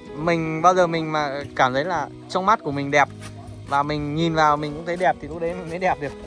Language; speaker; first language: Vietnamese; non-native, local second language; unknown